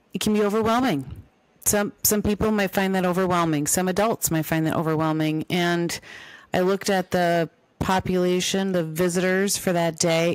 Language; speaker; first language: English; native; English